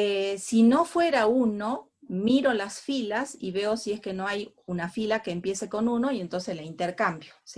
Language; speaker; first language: Spanish; native; Spanish